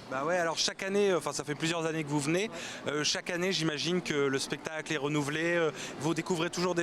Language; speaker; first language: French; native; French